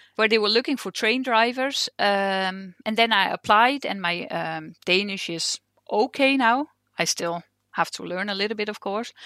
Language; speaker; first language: English; non-native, fluent; Dutch